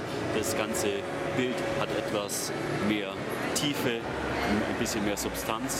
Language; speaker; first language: German; native; German